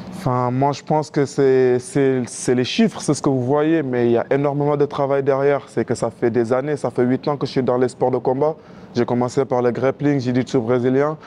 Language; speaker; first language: French; non-native, local second language; Wolof